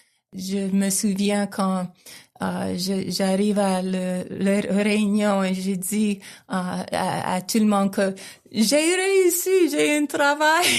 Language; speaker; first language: French; non-native, local second language; English